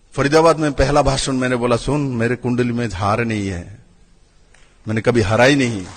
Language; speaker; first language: Hindi; non-native, local second language; Bangla